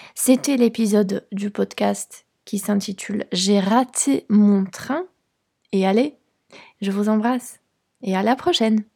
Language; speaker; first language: French; non-native, fluent; Polish